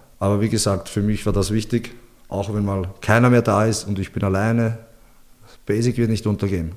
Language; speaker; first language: German; early bilingual, other home language; Bosnian